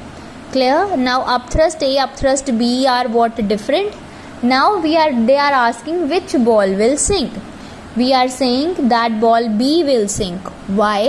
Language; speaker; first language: English; non-native, local second language; Hindi